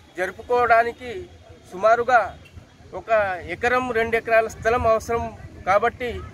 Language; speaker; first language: Telugu; non-native, local second language; Lambadi